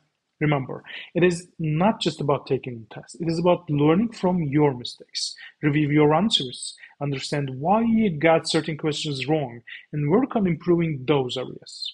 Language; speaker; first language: English; non-native, fluent; Turkish